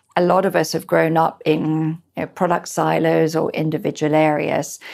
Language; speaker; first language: English; native; English